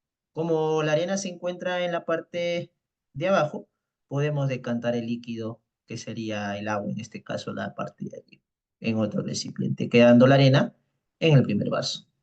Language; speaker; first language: Spanish; native; Spanish